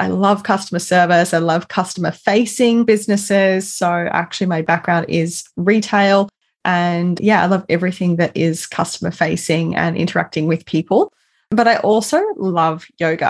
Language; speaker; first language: English; native; English